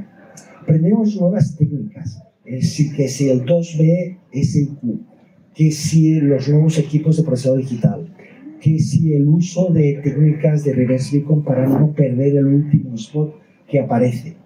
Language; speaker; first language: Spanish; native; Spanish